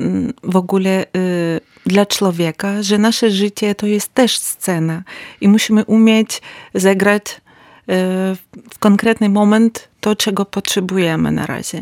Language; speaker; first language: Polish; non-native, learner; Ukrainian